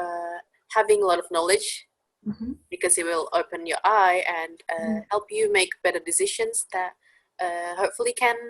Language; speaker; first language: English; non-native, fluent; Indonesian